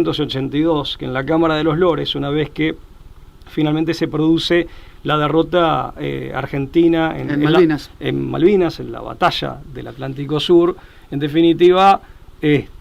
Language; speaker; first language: Spanish; native; Spanish